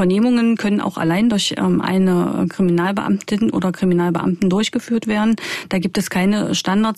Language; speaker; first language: German; native; German